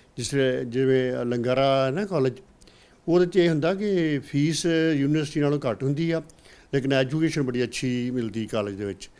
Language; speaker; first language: Punjabi; native; Punjabi